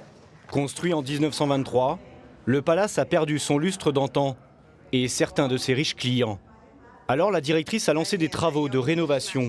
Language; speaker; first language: French; native; French